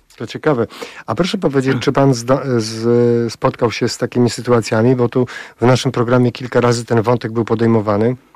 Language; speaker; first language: Polish; native; Polish